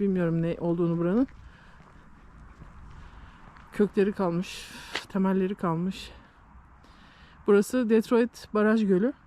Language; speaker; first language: Turkish; native; Turkish